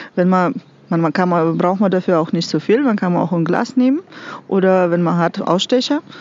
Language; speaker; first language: German; non-native, fluent; Russian